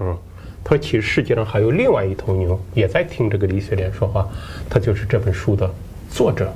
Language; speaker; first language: Chinese; native; Chinese